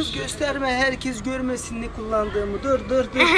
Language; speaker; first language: Turkish; native; Turkish